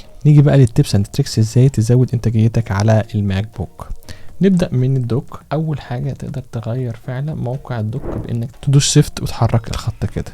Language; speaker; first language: Arabic; native; Arabic